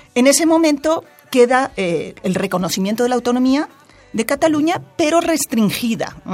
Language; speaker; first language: Spanish; non-native, local second language; Catalan